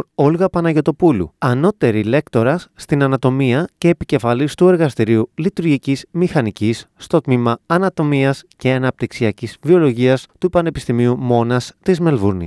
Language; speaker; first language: Greek; native; Greek